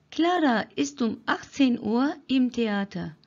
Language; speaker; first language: German; non-native, fluent; Turkish